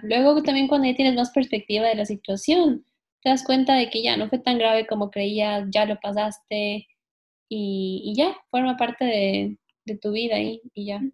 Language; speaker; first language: Spanish; native; Spanish